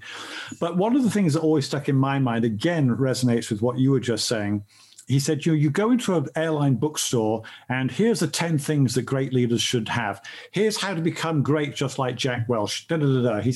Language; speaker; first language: English; native; English